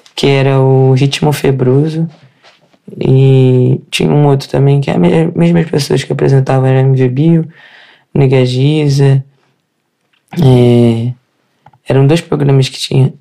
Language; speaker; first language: Portuguese; native; Portuguese